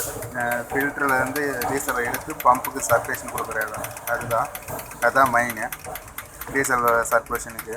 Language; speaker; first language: Tamil; native; Tamil